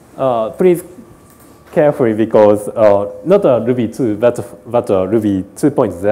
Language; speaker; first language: English; non-native, learner; Japanese